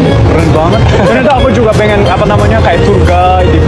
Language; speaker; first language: Indonesian; non-native, learner; Japanese